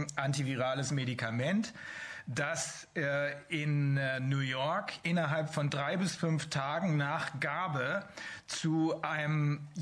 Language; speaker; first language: German; native; German